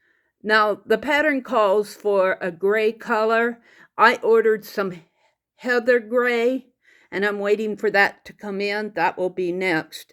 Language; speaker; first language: English; native; English